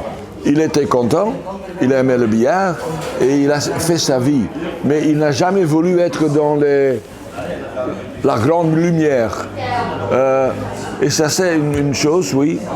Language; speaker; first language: French; non-native, local second language; Dutch